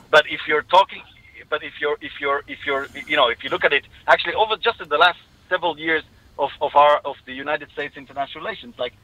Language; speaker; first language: English; non-native, fluent; Hebrew